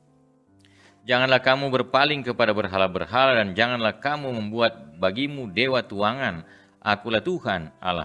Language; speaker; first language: Indonesian; native; Indonesian